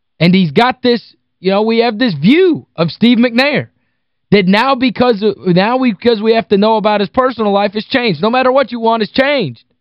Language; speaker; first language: English; native; English